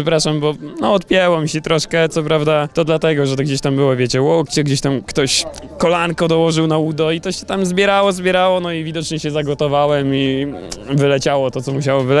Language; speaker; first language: Polish; native; Polish